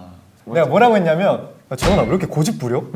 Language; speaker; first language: Korean; native; Korean